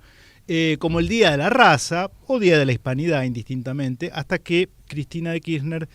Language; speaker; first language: Spanish; native; Spanish